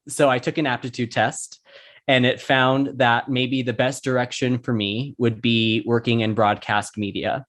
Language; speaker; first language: English; native; English